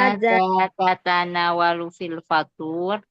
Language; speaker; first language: Arabic; non-native, learner; Indonesian